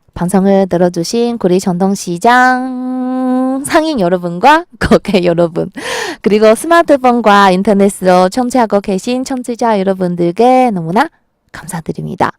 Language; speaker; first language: Korean; non-native, fluent; Chinese